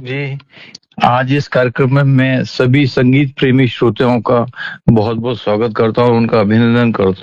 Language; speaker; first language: Hindi; native; Hindi